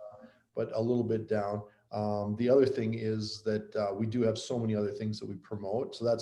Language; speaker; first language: English; native; English